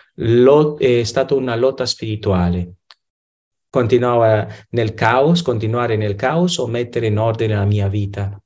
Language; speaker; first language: Italian; non-native, fluent; Romanian